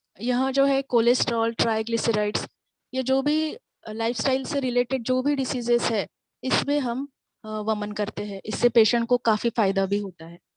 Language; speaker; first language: Hindi; non-native, local second language; Marathi